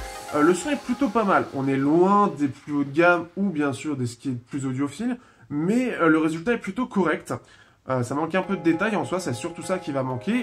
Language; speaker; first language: French; native; French